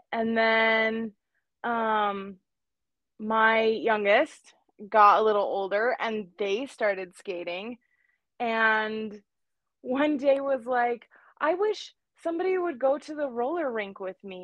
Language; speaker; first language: English; native; English